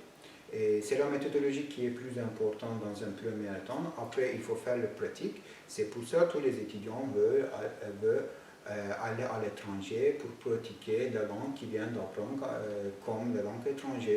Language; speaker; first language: French; non-native, fluent; Turkish